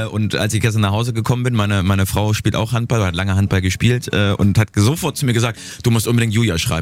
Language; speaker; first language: German; native; German